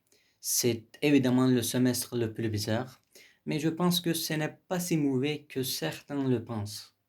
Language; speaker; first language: French; non-native, learner; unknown